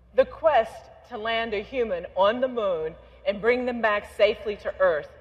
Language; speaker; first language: English; native; English